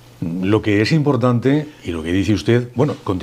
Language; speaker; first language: Spanish; native; Spanish